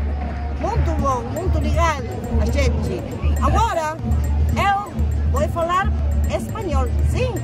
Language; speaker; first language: Portuguese; non-native, learner; Spanish